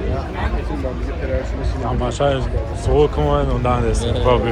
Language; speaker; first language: German; non-native, fluent; Persian